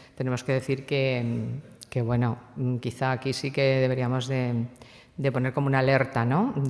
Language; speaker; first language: Spanish; non-native, local second language; Catalan